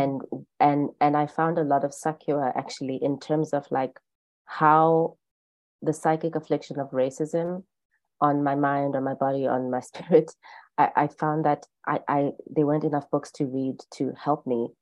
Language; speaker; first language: English; non-native, local second language; Xhosa